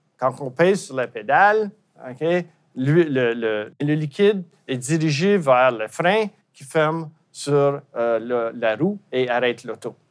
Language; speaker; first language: French; native; French